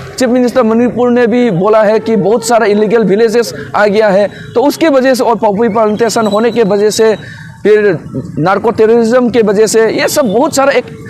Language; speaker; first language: Hindi; non-native, local second language; Manipuri